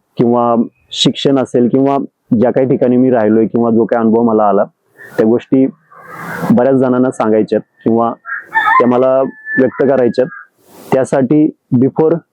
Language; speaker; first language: Marathi; non-native, local second language; Kannada